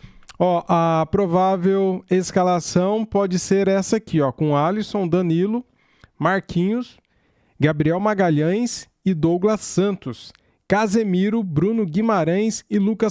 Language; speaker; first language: Portuguese; native; Portuguese